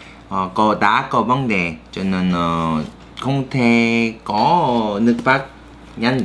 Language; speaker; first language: Vietnamese; non-native, learner; Korean